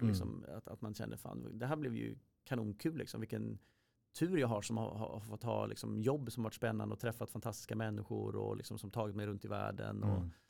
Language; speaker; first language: Swedish; native; Swedish